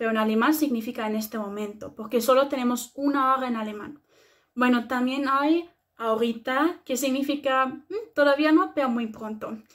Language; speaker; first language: Spanish; non-native, fluent; German